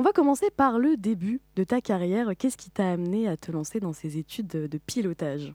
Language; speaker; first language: French; native; French